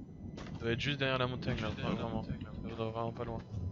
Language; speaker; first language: French; native; French